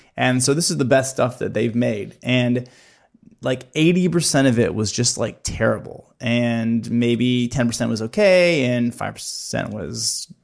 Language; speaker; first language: English; native; English